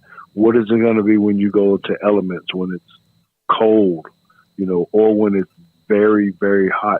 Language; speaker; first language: English; native; English